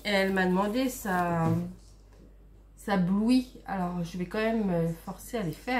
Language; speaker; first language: French; native; French